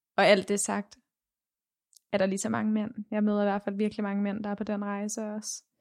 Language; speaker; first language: Danish; native; Danish